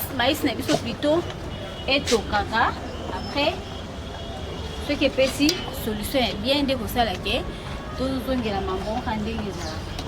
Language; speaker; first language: Lingala; non-native, local second language; Luba-Lulua